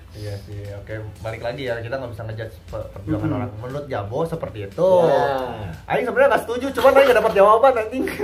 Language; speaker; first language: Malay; non-native, local second language; Sundanese